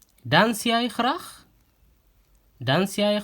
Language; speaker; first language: Dutch; non-native, fluent; Tigrinya